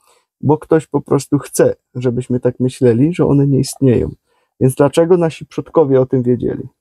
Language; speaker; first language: Polish; native; Polish